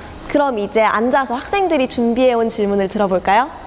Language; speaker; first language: Korean; native; Korean